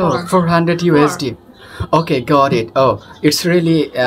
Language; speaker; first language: English; non-native, local second language; Bangla